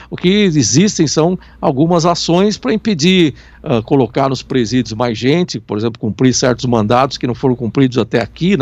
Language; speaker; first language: Portuguese; native; Portuguese